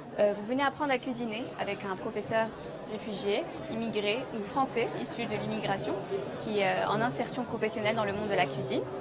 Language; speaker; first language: French; non-native, local second language; Arabic